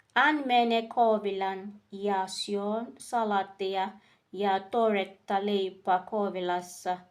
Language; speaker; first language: Finnish; non-native, learner; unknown